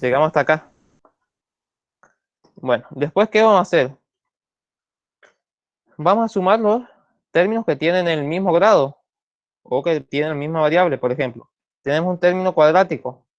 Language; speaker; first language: Spanish; native; Spanish